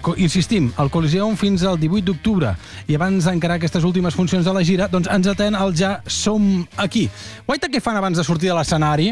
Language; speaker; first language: Catalan; native; Catalan